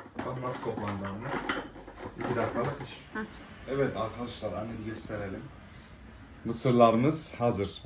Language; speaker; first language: Turkish; native; Turkish